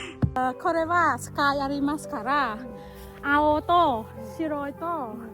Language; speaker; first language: Japanese; non-native, learner; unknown